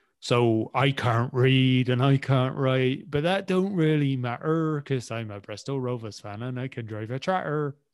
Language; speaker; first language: English; native; English